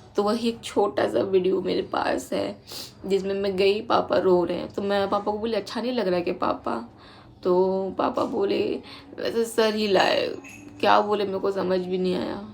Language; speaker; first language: Hindi; non-native, local second language; Bangla